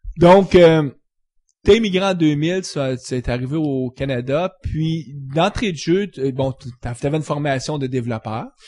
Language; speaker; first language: French; native; French